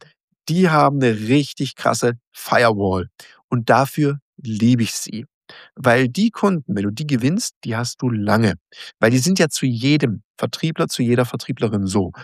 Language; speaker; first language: German; native; German